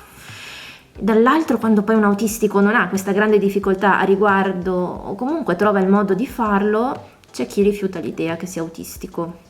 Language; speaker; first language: Italian; native; Italian